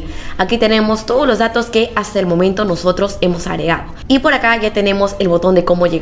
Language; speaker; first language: Spanish; native; Spanish